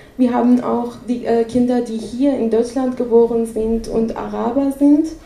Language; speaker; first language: German; non-native, fluent; Armenian